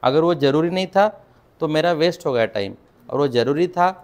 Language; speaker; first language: Hindi; non-native, local second language; Marathi